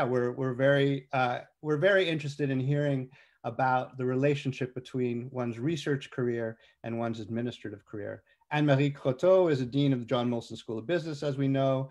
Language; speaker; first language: English; native; English